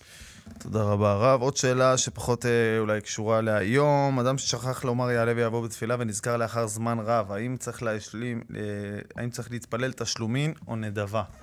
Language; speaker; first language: Hebrew; native; Hebrew